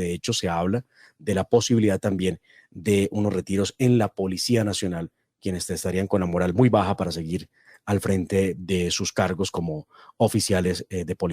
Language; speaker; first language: Spanish; native; Spanish